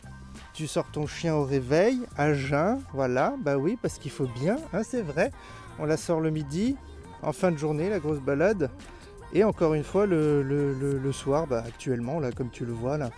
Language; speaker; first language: French; native; French